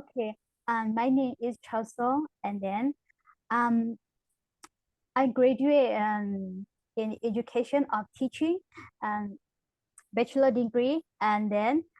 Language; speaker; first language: English; non-native, learner; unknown